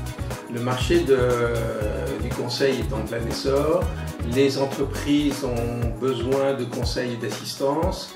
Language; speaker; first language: French; native; French